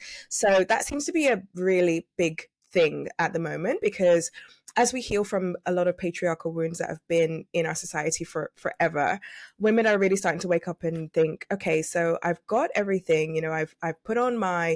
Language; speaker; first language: English; native; English